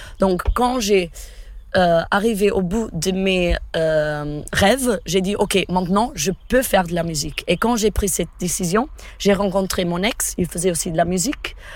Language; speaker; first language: French; non-native, fluent; Portuguese